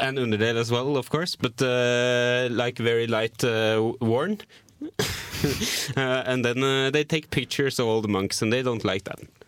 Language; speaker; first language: English; non-native, fluent; Norwegian